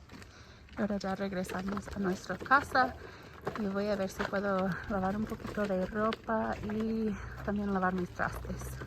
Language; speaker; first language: Spanish; non-native, learner; English